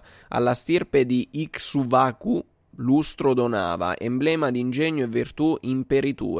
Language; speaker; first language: Italian; native; Italian